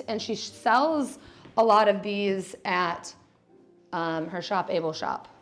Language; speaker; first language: English; native; English